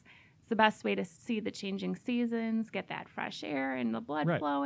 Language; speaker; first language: English; native; English